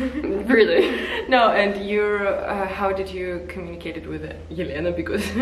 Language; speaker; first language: English; non-native, learner; Russian